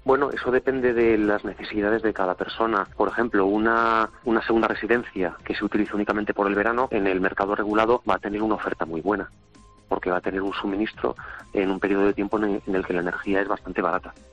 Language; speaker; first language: Spanish; native; Spanish